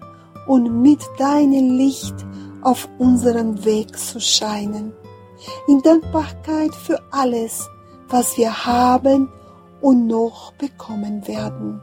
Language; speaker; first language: German; non-native, fluent; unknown